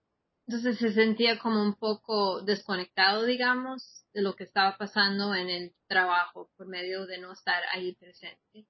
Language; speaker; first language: Spanish; non-native, fluent; English